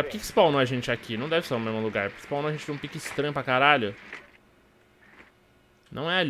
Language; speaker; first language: Portuguese; native; Portuguese